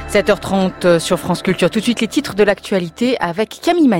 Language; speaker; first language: French; native; French